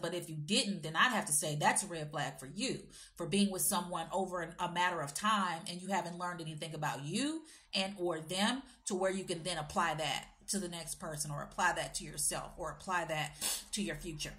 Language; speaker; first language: English; native; English